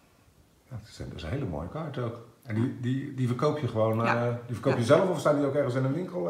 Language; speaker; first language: Dutch; native; Dutch